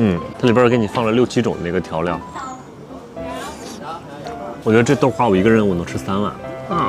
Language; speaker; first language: Chinese; native; Chinese